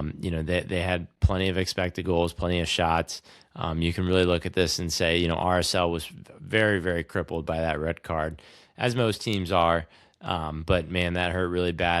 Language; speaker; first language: English; native; English